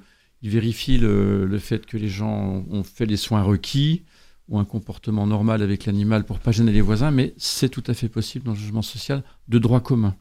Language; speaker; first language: French; native; French